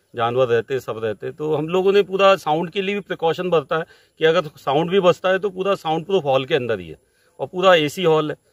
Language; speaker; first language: Hindi; native; Hindi